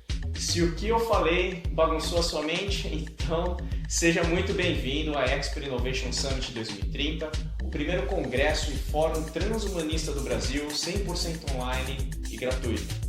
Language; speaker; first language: Portuguese; native; Portuguese